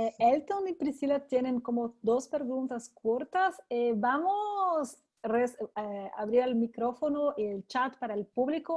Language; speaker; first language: Spanish; non-native, fluent; Portuguese